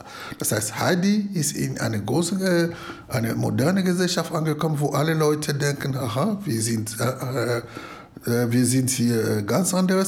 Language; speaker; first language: German; non-native, fluent; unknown